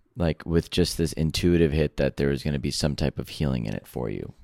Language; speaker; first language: English; native; English